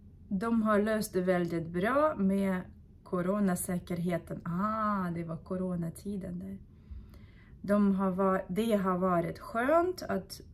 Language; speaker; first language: Swedish; non-native, fluent; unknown